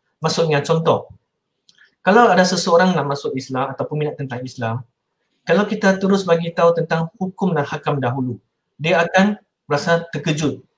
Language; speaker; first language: Malay; non-native, local second language; Min Nan Chinese